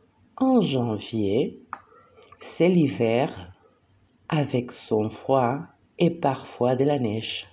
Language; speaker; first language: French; non-native, fluent; Spanish